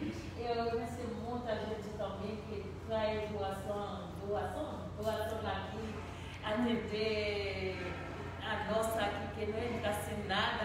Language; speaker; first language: Portuguese; non-native, learner; Spanish